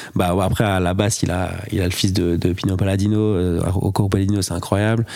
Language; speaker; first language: French; native; French